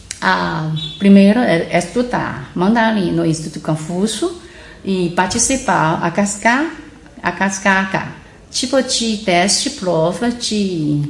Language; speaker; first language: Portuguese; non-native, learner; Chinese